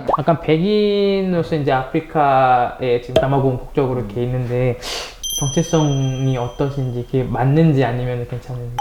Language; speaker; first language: Korean; early bilingual, other home language; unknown